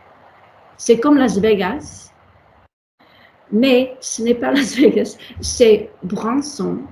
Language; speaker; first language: French; non-native, learner; English